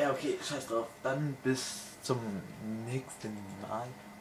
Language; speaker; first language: German; native; German